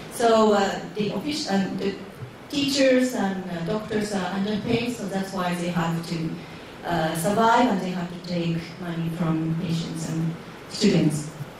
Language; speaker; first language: English; non-native, fluent; Japanese